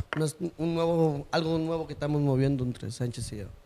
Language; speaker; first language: Spanish; early bilingual, heritage; Spanish